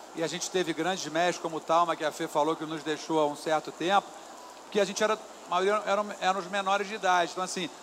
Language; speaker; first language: Portuguese; native; Portuguese